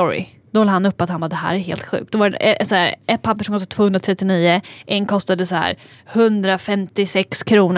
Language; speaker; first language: Swedish; native; Swedish